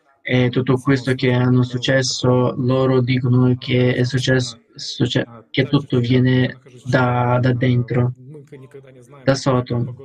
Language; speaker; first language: Italian; non-native, learner; Russian